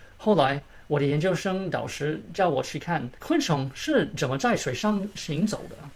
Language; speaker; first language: Chinese; early bilingual, heritage; Chinese